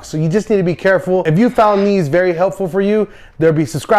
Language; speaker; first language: English; native; English